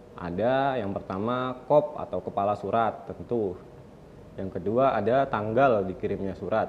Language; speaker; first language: Indonesian; native; Indonesian